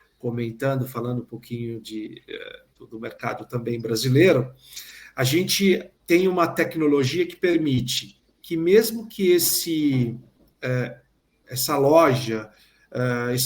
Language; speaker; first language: Portuguese; native; Portuguese